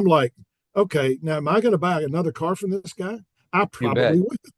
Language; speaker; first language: English; native; English